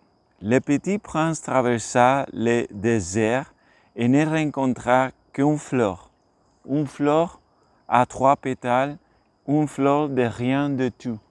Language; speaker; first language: French; non-native, learner; English